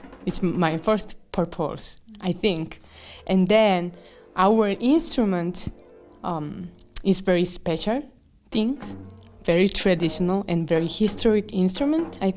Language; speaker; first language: English; non-native, learner; Korean